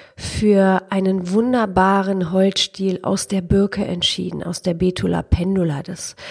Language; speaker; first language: German; early bilingual, other home language; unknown